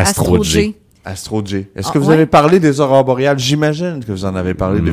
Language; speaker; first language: French; native; French